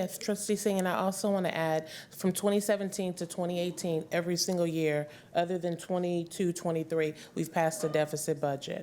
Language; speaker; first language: English; native; English